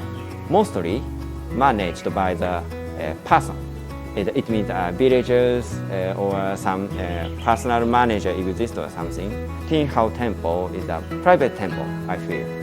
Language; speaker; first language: English; non-native, learner; Japanese